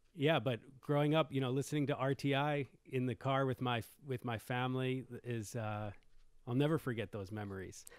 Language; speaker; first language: English; native; English